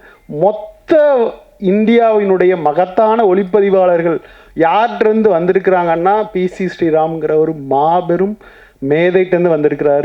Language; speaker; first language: Tamil; native; Tamil